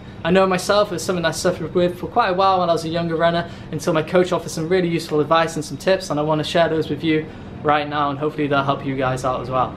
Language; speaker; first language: English; native; English